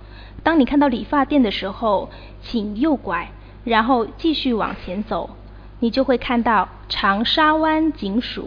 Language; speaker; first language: Chinese; native; Chinese